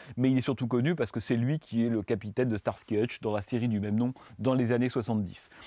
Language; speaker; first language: French; native; French